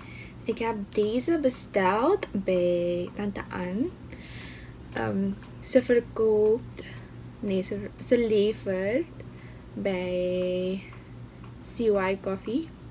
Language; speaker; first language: Dutch; non-native, local second language; Papiamento